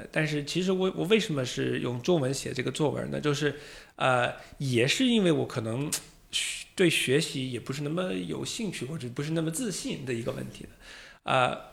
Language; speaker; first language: Chinese; non-native, fluent; English